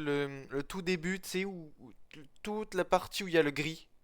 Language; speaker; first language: French; native; French